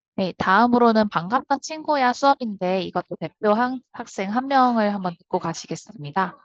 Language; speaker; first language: Korean; native; Korean